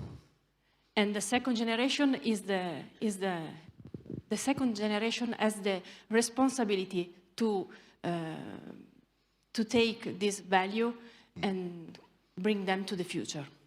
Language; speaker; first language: English; non-native, learner; Italian